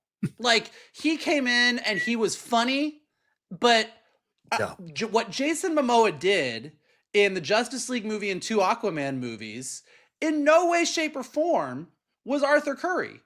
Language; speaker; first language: English; native; English